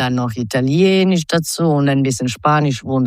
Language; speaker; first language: German; non-native, fluent; Croatian